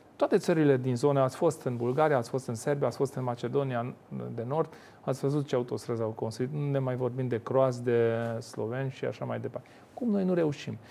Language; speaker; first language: Romanian; non-native, local second language; Hungarian